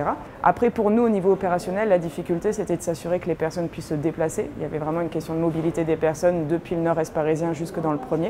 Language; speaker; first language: French; native; French